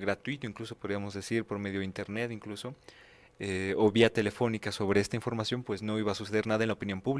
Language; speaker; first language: Spanish; native; Spanish